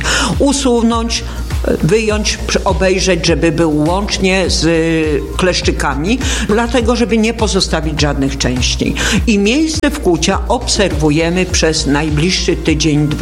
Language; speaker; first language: Polish; native; Polish